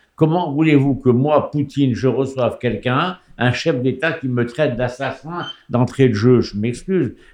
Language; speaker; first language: French; native; French